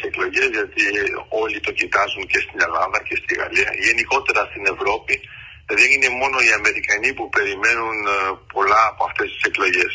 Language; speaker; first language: Greek; early bilingual, heritage; Greek